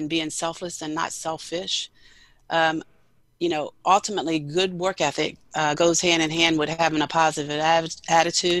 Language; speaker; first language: English; native; English